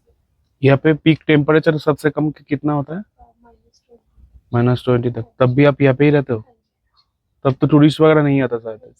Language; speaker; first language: Hindi; non-native, local second language; Bangla